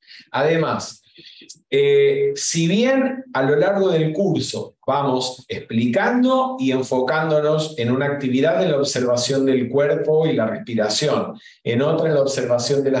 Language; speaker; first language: Spanish; native; Spanish